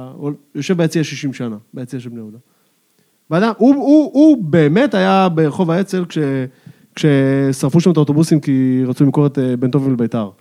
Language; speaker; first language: Hebrew; native; Hebrew